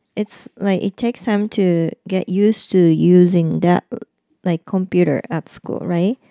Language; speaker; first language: English; non-native, fluent; Japanese